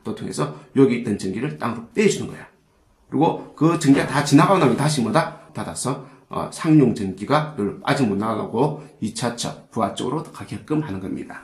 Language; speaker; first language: Korean; native; Korean